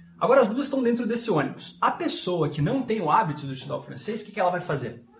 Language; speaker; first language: Portuguese; non-native, fluent; French